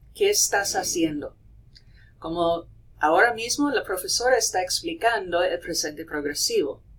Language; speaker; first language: Spanish; non-native, fluent; English